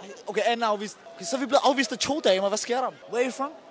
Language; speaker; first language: English; non-native, learner; Danish